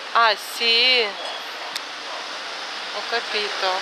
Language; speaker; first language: Italian; non-native, learner; Russian